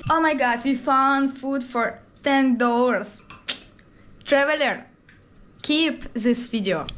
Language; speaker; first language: English; non-native, learner; Russian